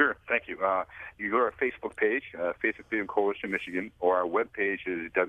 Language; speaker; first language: English; native; English